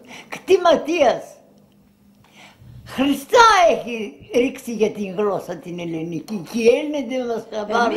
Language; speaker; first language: Greek; early bilingual, heritage; Greek